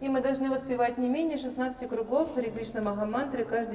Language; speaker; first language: Russian; native; Russian